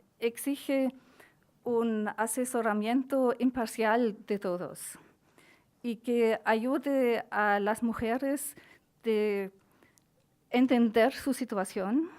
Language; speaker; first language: Spanish; non-native, fluent; German